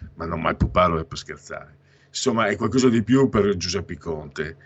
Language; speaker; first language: Italian; native; Italian